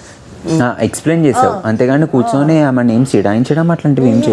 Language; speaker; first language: Telugu; native; Telugu